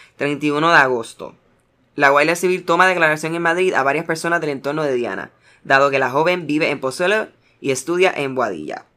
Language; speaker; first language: Spanish; early bilingual, heritage; Spanish